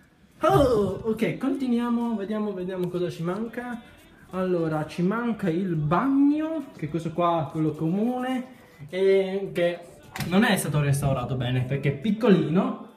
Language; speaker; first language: Italian; early bilingual, other home language; Chinese